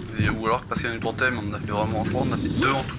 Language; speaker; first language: French; native; French